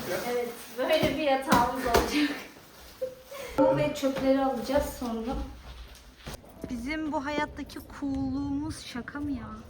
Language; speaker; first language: Turkish; native; Turkish